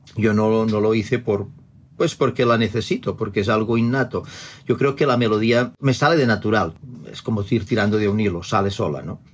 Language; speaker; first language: Spanish; non-native, local second language; Catalan